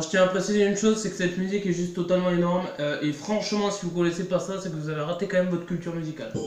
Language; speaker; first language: French; native; French